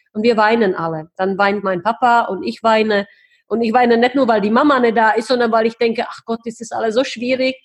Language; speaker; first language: German; non-native, fluent; Czech